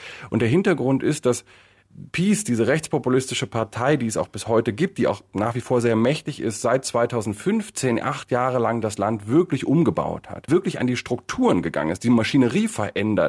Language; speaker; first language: German; native; German